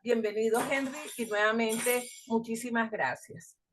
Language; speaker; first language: Spanish; native; Spanish